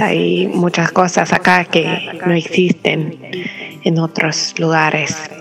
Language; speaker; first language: Spanish; non-native, fluent; English